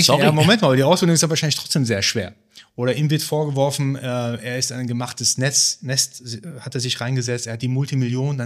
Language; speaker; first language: German; early bilingual, other home language; Persian